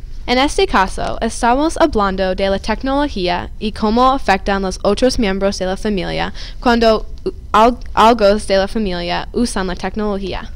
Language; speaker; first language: Spanish; non-native, learner; English